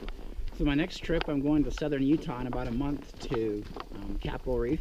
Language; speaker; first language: English; native; English